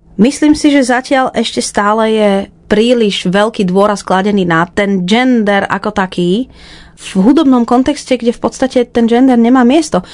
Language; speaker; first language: Slovak; native; Slovak